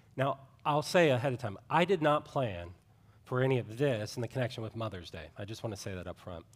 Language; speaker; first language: English; native; English